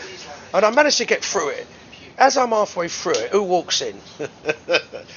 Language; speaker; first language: English; native; English